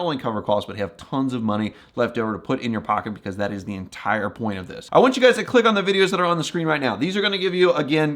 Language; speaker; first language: English; native; English